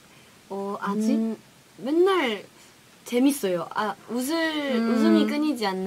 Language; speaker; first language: Korean; native; Korean